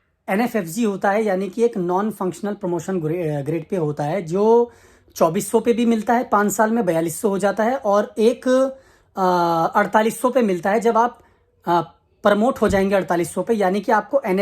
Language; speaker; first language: Hindi; native; Hindi